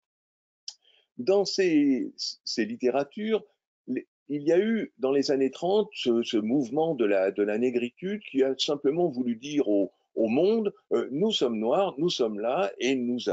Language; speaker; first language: French; native; French